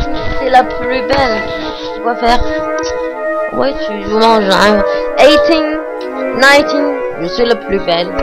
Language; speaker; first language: French; non-native, learner; English